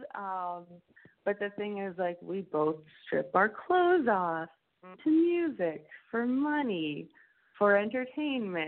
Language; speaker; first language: English; native; English